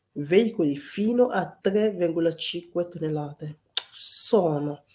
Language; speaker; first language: Italian; non-native, fluent; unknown